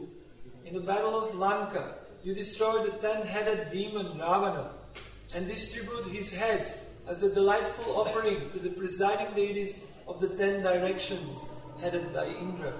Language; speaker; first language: English; non-native, local second language; Tamil